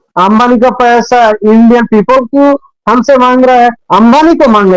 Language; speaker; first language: Hindi; non-native, fluent; Bangla